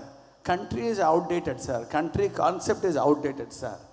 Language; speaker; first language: Tamil; non-native, learner; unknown